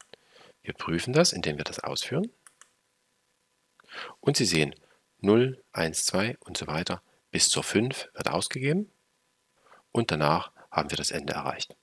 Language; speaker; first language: German; native; German